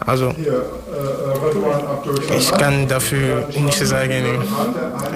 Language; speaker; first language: German; non-native, learner; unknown